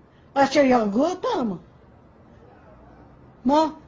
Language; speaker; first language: Hebrew; non-native, fluent; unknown